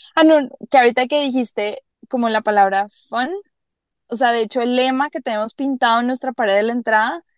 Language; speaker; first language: Spanish; native; Spanish